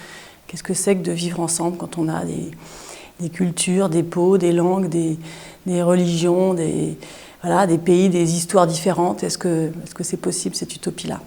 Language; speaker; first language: French; native; French